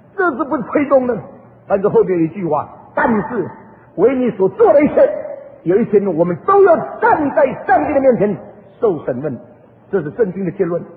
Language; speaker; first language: Chinese; early bilingual, heritage; Chinese